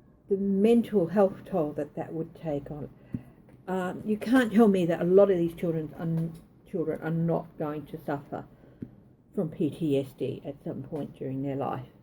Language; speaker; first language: English; native; English